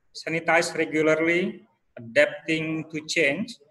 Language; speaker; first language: English; non-native, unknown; Indonesian